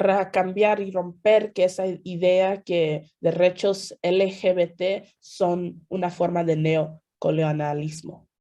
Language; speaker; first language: Spanish; early bilingual, heritage; Spanish